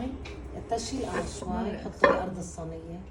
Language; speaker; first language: Arabic; native; Arabic